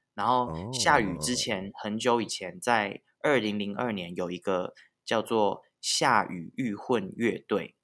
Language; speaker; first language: Chinese; non-native, local second language; Min Nan Chinese